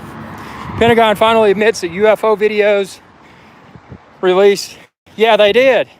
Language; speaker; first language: English; native; English